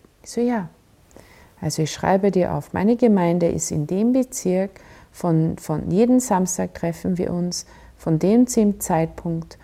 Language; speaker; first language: German; non-native, fluent; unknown